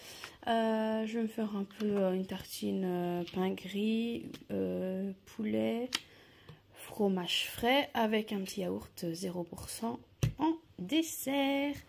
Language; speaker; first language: French; native; French